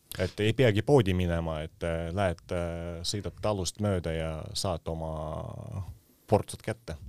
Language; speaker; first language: Estonian; non-native, local second language; Russian